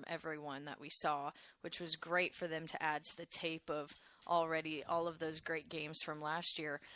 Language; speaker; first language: English; native; English